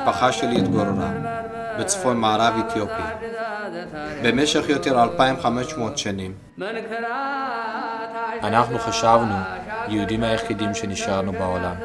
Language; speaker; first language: Hebrew; early bilingual, other home language; Amharic